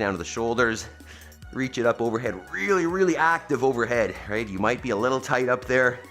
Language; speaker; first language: English; native; English